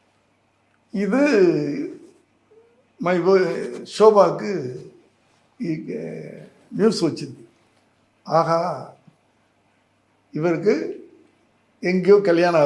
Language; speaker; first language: Telugu; non-native, learner; Tamil